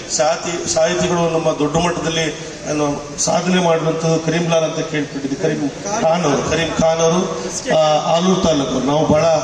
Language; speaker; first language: Kannada; native; Kannada